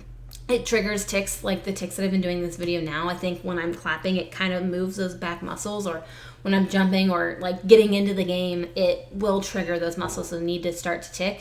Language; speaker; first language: English; native; English